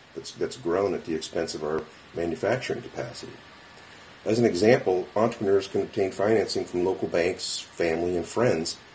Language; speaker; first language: English; native; English